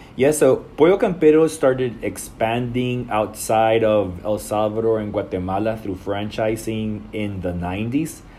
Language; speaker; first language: English; non-native, fluent; Spanish